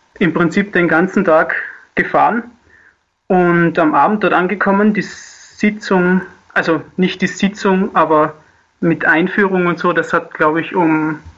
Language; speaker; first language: German; native; German